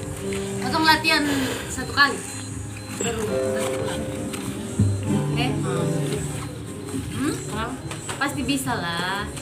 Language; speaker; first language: Indonesian; non-native, local second language; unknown